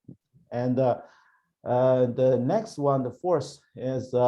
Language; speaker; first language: English; non-native, learner; Chinese